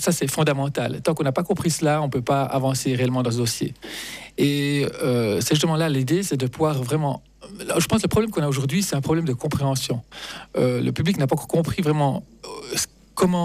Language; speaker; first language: French; native; French